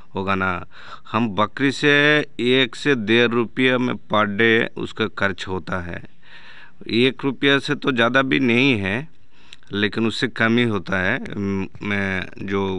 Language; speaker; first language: Hindi; non-native, local second language; Bangla